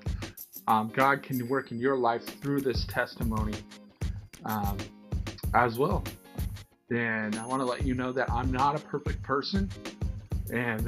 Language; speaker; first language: English; native; English